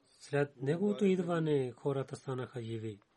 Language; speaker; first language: Bulgarian; non-native, learner; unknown